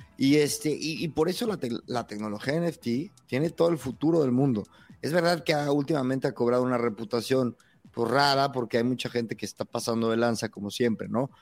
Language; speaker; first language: Spanish; native; Spanish